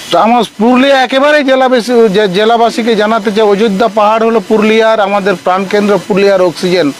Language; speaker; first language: Bangla; non-native, local second language; Santali